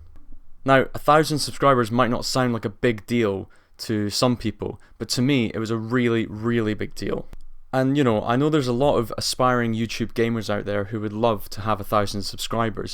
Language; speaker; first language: English; native; English